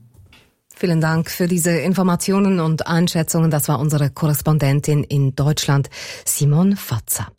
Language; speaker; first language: German; native; German